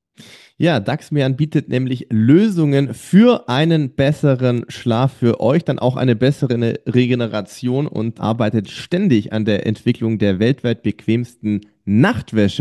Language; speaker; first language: German; native; German